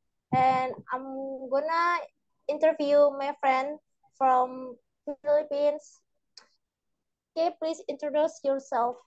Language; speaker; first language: English; non-native, learner; Indonesian